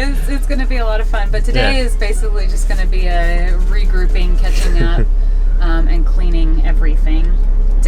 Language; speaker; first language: English; native; English